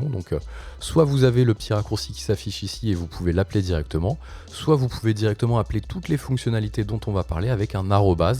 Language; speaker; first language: French; native; French